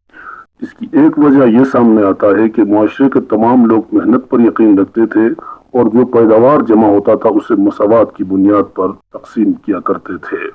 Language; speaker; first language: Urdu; non-native, local second language; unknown